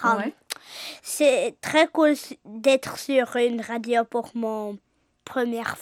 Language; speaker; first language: French; early bilingual, heritage; English